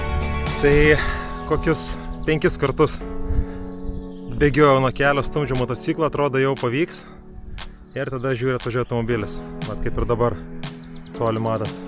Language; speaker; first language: Lithuanian; native; Lithuanian